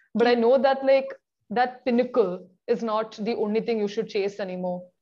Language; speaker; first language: English; non-native, local second language; Malayalam